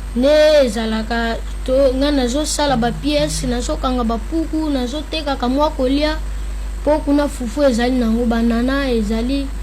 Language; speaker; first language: Lingala; native; Lingala